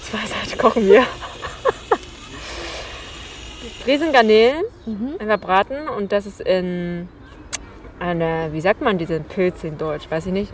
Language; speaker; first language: German; non-native, fluent; Chinese